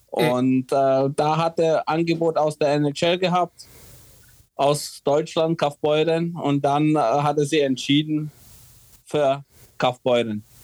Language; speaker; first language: German; early bilingual, other home language; Czech